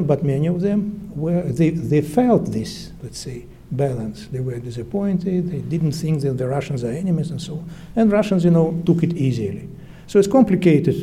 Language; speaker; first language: English; early bilingual, other home language; Russian